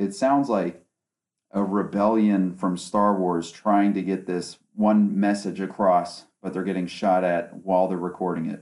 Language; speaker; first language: English; native; English